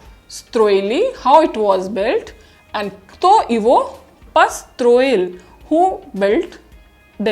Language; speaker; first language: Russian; non-native, fluent; Hindi